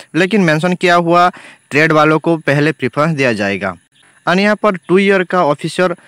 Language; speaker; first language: Hindi; non-native, local second language; Bangla